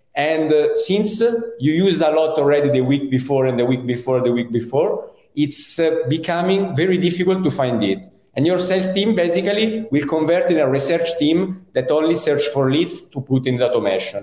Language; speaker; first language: English; non-native, fluent; Italian